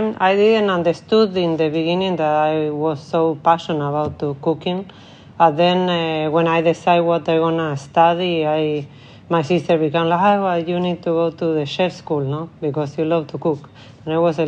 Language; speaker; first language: English; non-native, learner; Spanish